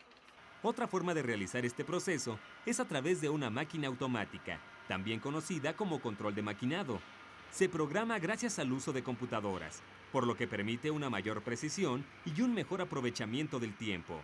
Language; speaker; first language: Spanish; native; Spanish